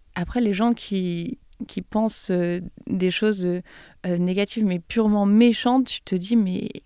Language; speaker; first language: French; native; French